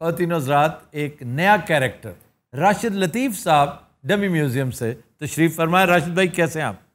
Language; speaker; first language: Urdu; non-native, local second language; Punjabi